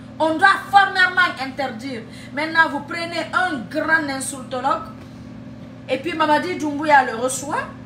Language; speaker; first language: French; non-native, local second language; Fula